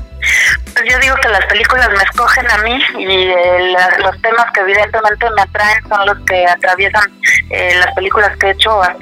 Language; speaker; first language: Spanish; native; Spanish